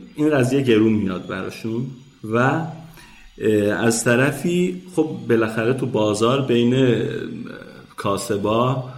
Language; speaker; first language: Persian; non-native, local second language; Azerbaijani